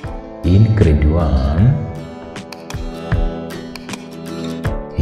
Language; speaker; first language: English; native; English